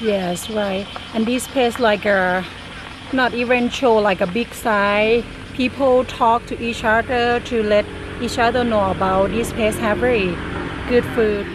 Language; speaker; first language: English; non-native, learner; Thai